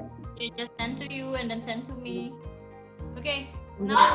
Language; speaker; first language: English; non-native, learner; Indonesian